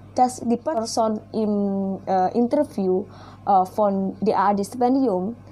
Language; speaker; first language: German; non-native, learner; Indonesian